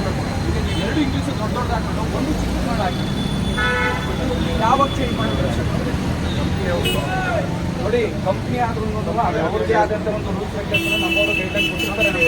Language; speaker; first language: Kannada; native; Kannada